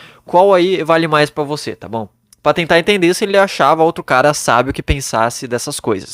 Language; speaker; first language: Portuguese; native; Portuguese